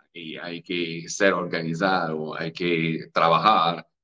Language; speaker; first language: Spanish; non-native, fluent; English